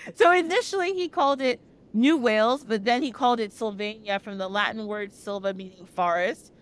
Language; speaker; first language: English; native; English